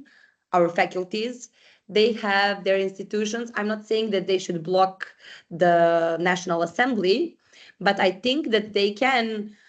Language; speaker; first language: English; non-native, fluent; Serbian